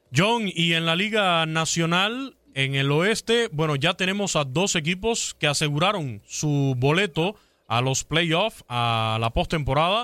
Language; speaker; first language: Spanish; native; Spanish